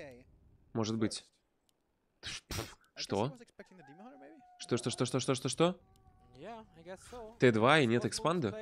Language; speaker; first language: Russian; native; Russian